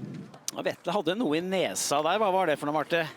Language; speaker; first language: Norwegian; native; Norwegian